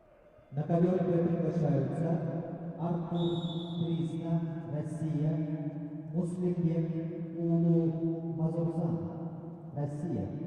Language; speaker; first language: Russian; native; Russian